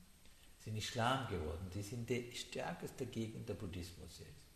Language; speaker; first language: German; non-native, learner; Sinhala